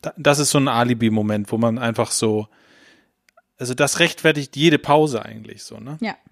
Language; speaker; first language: German; native; German